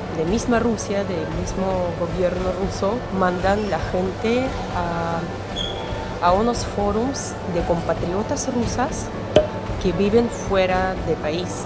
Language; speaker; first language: Spanish; non-native, fluent; Russian